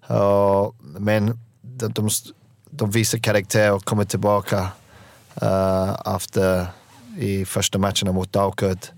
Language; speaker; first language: Swedish; non-native, learner; English